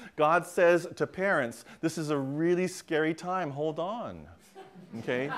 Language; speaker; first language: English; native; English